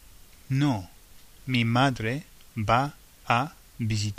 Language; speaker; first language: Spanish; non-native, fluent; English